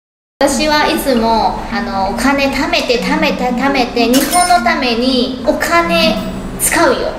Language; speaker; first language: Japanese; non-native, fluent; Chinese